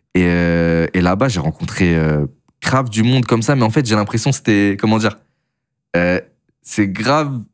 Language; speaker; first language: French; native; French